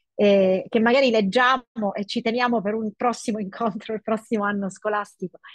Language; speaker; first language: Italian; native; Italian